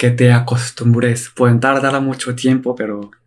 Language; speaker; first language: Spanish; non-native, learner; Korean